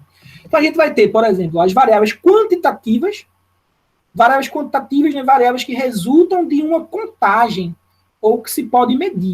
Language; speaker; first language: Portuguese; native; Portuguese